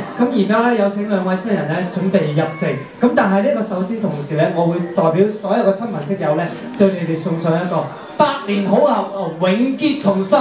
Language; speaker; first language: Cantonese; native; Cantonese